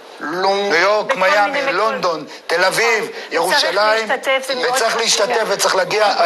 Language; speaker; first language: Hebrew; native; Hebrew